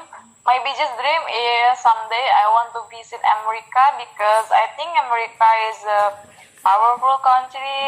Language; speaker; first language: English; non-native, learner; Indonesian